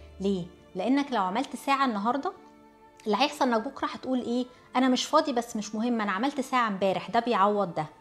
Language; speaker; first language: Arabic; early bilingual, heritage; Arabic